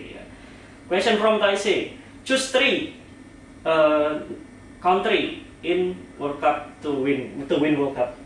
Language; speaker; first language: English; non-native, learner; Indonesian